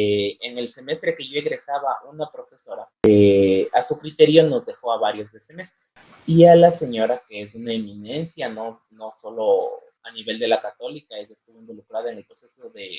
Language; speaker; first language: Spanish; native; Spanish